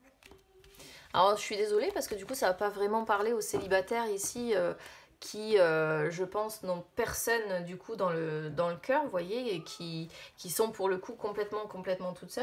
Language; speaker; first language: French; native; French